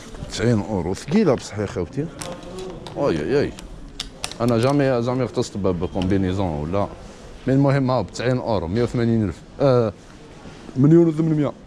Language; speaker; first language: Arabic; native; Arabic